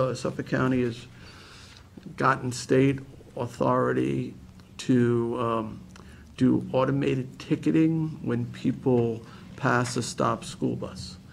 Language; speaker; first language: English; native; English